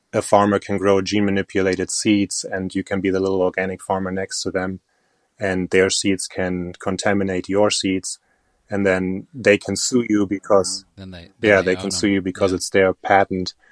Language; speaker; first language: English; non-native, fluent; German